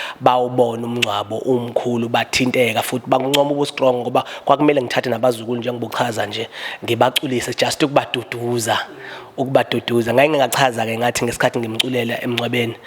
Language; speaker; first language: Zulu; native; Zulu